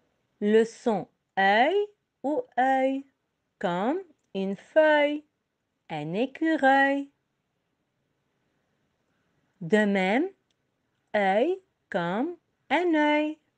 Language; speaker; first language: French; non-native, local second language; Arabic